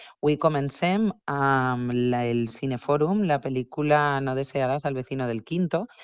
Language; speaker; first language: Catalan; native; Catalan